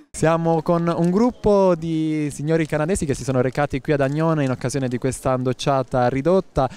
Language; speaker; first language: Italian; native; Italian